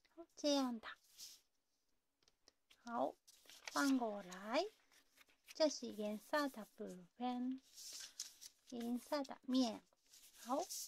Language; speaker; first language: Chinese; non-native, learner; Japanese